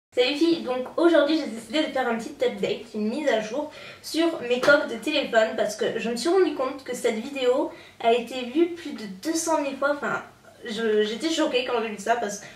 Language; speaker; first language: French; native; French